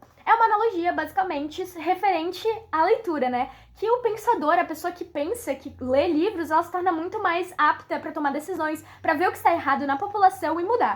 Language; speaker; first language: Portuguese; native; Portuguese